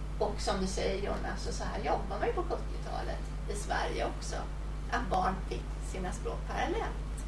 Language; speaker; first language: Swedish; native; Swedish